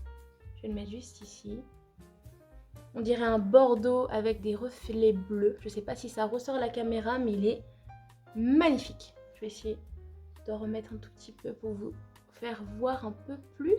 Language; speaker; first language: French; native; French